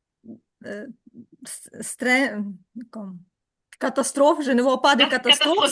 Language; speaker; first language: French; non-native, learner; Ukrainian